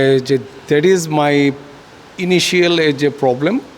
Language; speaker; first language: English; non-native, fluent; Bangla